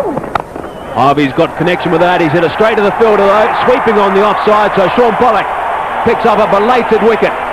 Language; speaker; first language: English; native; English